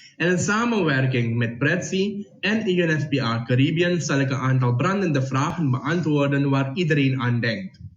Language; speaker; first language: Dutch; native; Dutch